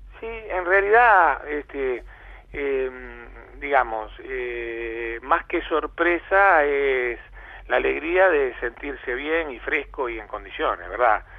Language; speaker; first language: Spanish; native; Spanish